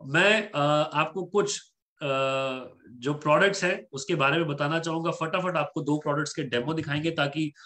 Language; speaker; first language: Hindi; native; Hindi